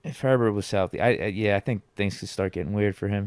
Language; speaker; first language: English; native; English